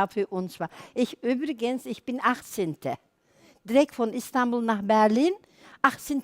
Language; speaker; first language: German; non-native, learner; Turkish